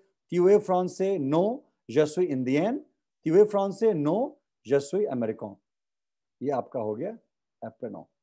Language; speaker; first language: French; non-native, fluent; Hindi